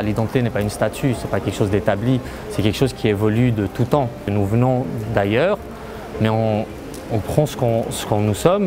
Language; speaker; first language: French; non-native, fluent; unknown